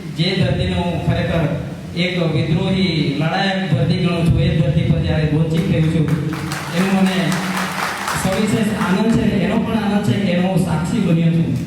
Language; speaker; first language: Gujarati; non-native, local second language; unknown